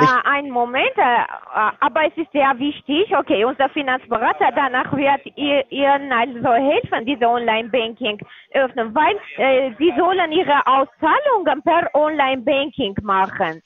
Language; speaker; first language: German; non-native, learner; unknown